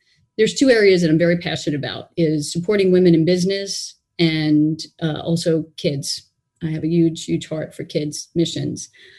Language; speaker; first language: English; native; English